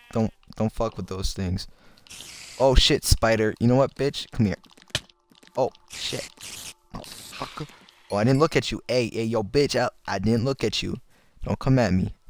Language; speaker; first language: English; native; English